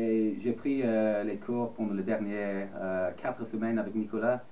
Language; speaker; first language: French; non-native, fluent; English